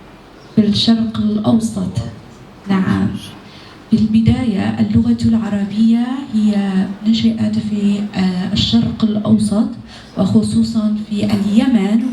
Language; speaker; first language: Arabic; non-native, fluent; Indonesian